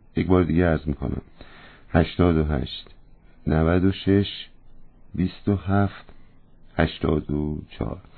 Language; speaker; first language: Persian; native; Persian